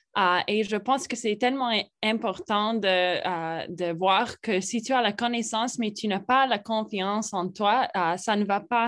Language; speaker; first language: French; non-native, fluent; English